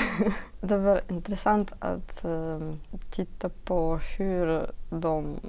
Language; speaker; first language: Swedish; non-native, fluent; Russian